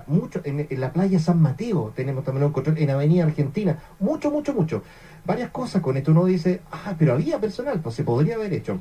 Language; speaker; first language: Spanish; native; Spanish